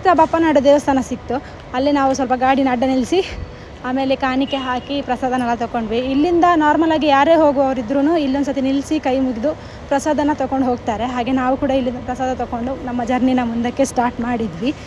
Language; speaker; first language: Kannada; non-native, local second language; Tulu